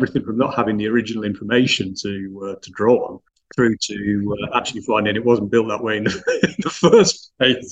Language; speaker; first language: English; native; English